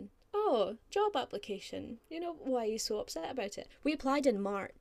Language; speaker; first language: English; native; English